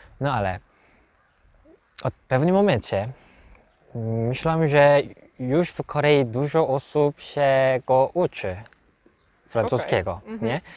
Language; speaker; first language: Polish; non-native, learner; Korean